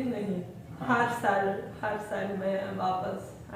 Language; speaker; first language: Hindi; non-native, learner; Russian